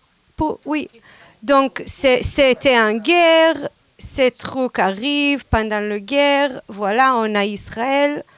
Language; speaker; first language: French; non-native, fluent; Hebrew